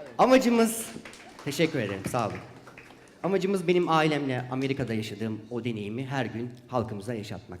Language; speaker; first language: Turkish; native; Turkish